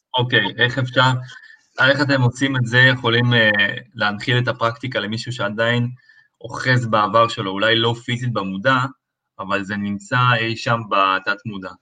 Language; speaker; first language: Hebrew; early bilingual, other home language; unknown